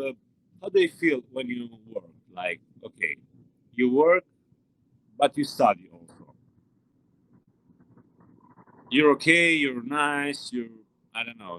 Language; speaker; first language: English; non-native, learner; Romanian